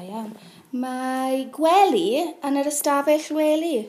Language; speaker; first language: Welsh; non-native, fluent; English